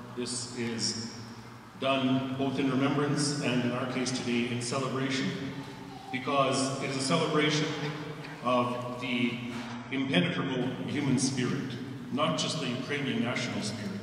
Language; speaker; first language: English; early bilingual, other home language; Ukrainian